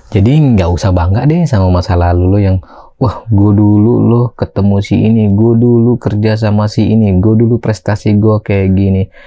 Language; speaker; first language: Indonesian; native; Indonesian